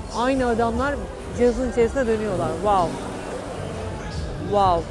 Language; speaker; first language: Turkish; native; Turkish